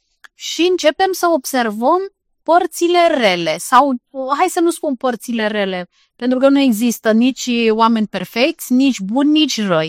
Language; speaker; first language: Romanian; native; Romanian